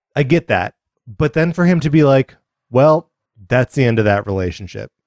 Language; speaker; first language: English; native; English